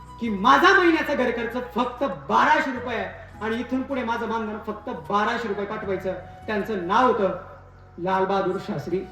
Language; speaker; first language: Marathi; native; Marathi